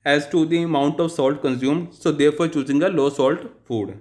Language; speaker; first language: English; non-native, local second language; Punjabi